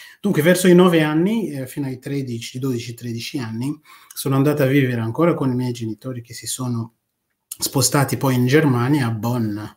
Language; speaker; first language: Italian; non-native, fluent; Kinyarwanda